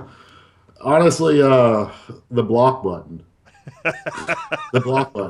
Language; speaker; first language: English; native; English